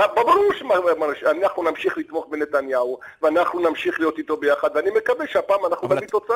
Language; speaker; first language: Hebrew; early bilingual, other home language; Arabic